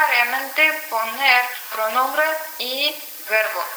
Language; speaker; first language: Spanish; non-native, learner; Chinese